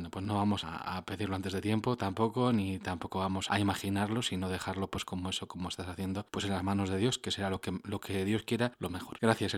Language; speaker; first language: Spanish; native; Spanish